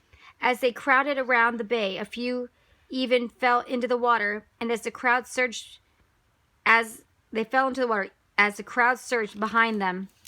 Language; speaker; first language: English; native; English